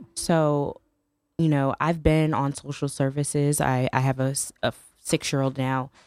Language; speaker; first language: English; native; English